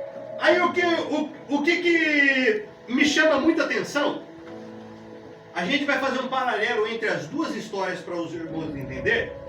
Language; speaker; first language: Portuguese; native; Portuguese